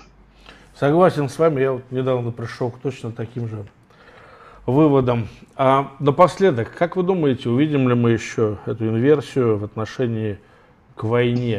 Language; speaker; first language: Russian; native; Russian